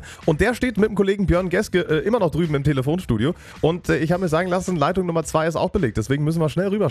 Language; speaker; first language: German; native; German